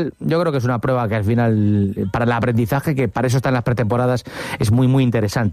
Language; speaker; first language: Spanish; native; Spanish